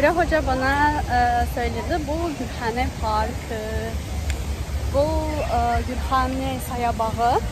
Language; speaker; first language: Turkish; non-native, learner; Kazakh